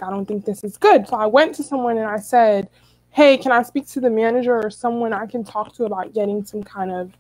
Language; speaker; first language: English; native; English